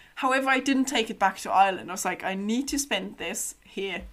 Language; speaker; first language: English; non-native, fluent; German